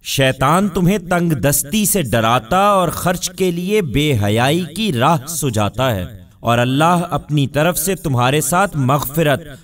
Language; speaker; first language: Urdu; non-native, local second language; Punjabi